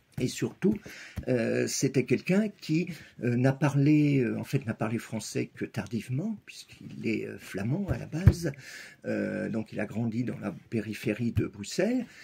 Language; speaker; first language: French; native; French